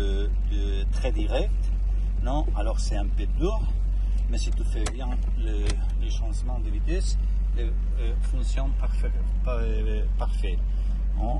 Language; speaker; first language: French; non-native, learner; Spanish